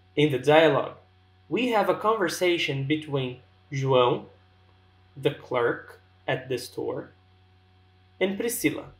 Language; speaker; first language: English; non-native, fluent; Portuguese